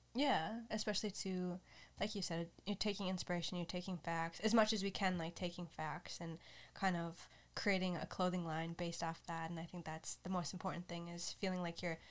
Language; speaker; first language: English; native; English